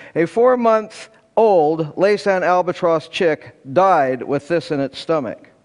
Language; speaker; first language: English; native; English